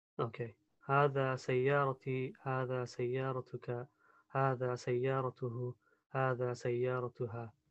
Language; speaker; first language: Arabic; non-native, learner; English